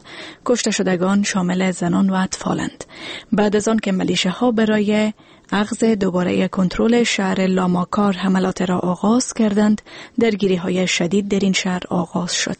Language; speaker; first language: Persian; native; Persian